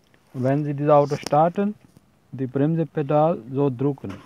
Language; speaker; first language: German; non-native, learner; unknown